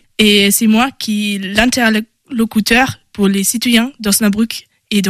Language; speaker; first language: French; non-native, learner; German